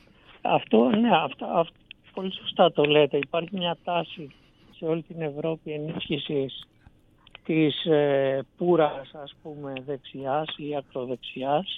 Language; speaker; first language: Greek; native; Greek